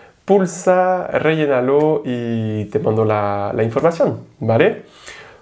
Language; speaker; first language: Spanish; non-native, fluent; French